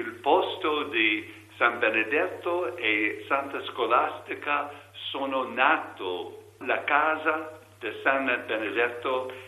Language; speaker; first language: Italian; non-native, learner; English